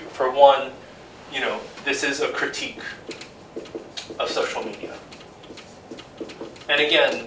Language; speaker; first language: English; native; English